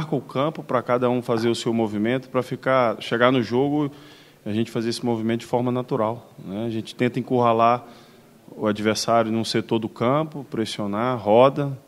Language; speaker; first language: Portuguese; native; Portuguese